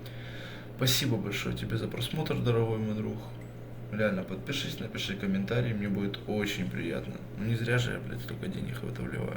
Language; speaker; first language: Russian; native; Russian